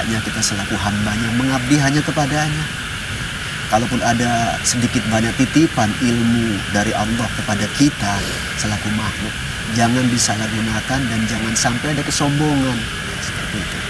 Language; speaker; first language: Indonesian; native; Indonesian